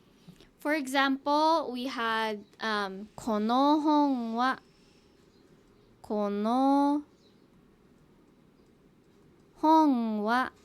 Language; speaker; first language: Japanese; non-native, fluent; Hiligaynon